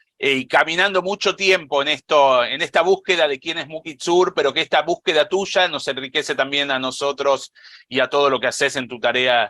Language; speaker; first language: Spanish; native; Spanish